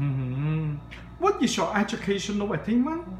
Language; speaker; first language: English; non-native, learner; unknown